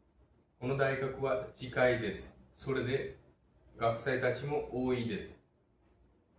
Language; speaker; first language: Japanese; non-native, fluent; Bangla